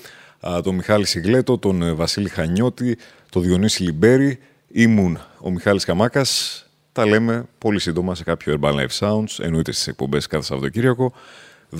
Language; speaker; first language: Greek; native; Greek